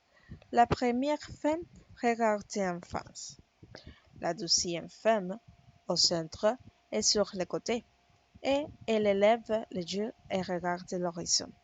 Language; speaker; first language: French; non-native, learner; Spanish